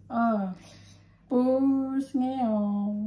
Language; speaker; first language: English; non-native, fluent; Indonesian